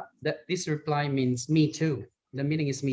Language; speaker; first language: English; non-native, fluent; Thai